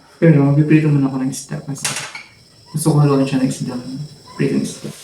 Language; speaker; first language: Filipino; non-native, local second language; Cebuano